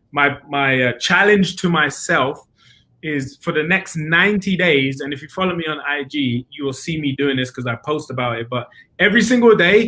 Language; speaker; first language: English; native; English